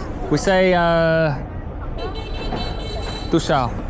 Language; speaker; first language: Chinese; non-native, learner; English